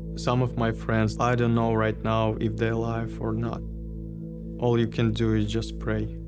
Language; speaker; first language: English; non-native, learner; Ukrainian